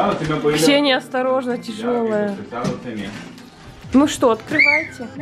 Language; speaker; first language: Russian; native; Russian